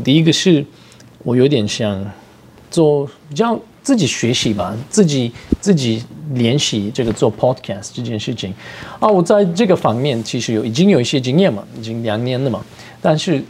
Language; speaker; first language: Chinese; non-native, fluent; Turkish